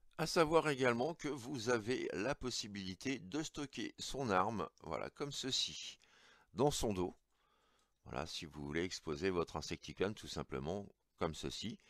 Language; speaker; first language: French; native; French